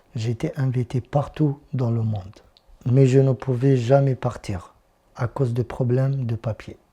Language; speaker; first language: French; non-native, local second language; Arabic